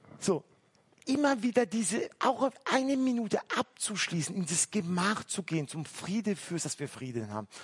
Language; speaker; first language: German; early bilingual, other home language; Turkish